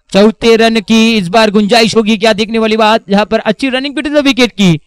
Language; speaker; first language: Hindi; non-native, local second language; Marathi